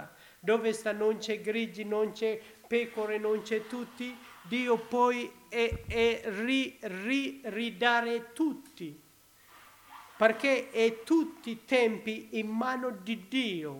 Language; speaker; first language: Italian; non-native, learner; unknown